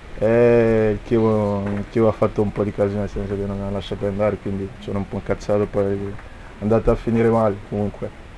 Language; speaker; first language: Italian; non-native, fluent; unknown